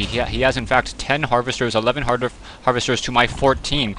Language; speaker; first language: English; native; English